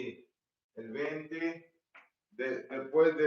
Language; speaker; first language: Spanish; non-native, learner; Portuguese